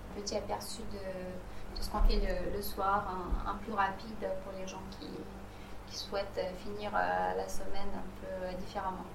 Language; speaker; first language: French; non-native, fluent; Romanian